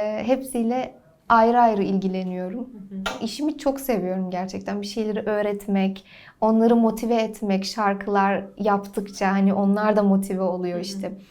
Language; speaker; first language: Turkish; early bilingual, heritage; Turkish